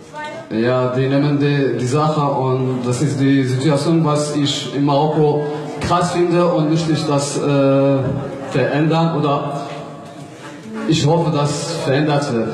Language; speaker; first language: German; non-native, learner; Arabic